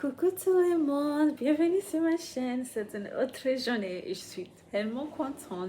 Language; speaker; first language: French; non-native, fluent; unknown